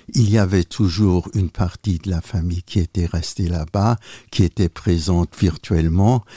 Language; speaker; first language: French; non-native, local second language; Luxembourgish